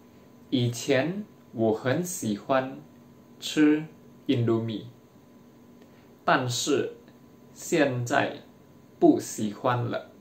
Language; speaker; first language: Chinese; non-native, fluent; Indonesian